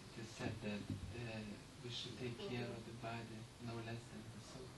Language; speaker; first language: English; non-native, fluent; Lithuanian